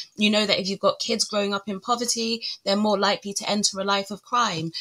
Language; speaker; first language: English; early bilingual, other home language; Yoruba